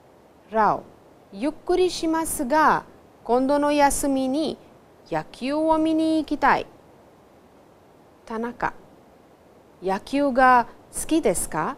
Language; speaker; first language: Japanese; non-native, fluent; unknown